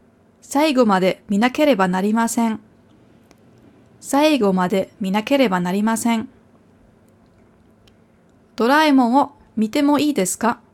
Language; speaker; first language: Japanese; non-native, fluent; German